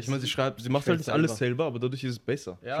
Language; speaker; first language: German; native; German